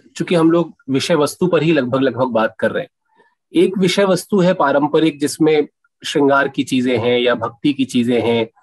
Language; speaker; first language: Hindi; native; Hindi